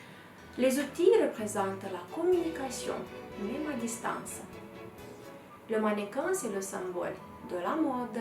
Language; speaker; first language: French; non-native, fluent; Romanian